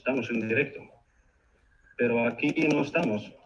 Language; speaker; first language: Spanish; non-native, fluent; Arabic